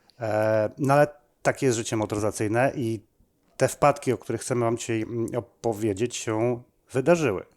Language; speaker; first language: Polish; native; Polish